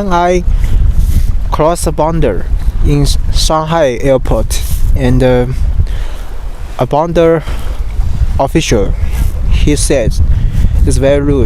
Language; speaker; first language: English; non-native, learner; Chinese